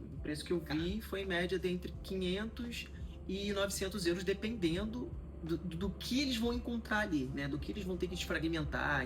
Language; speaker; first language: Portuguese; native; Portuguese